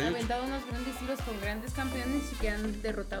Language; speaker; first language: Spanish; native; Spanish